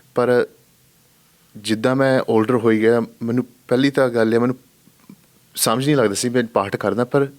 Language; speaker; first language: Punjabi; early bilingual, heritage; Punjabi